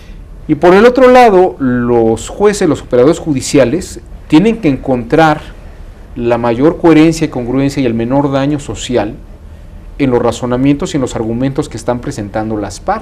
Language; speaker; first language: Spanish; native; Spanish